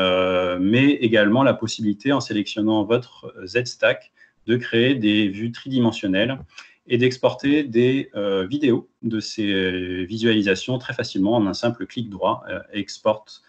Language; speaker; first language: French; native; French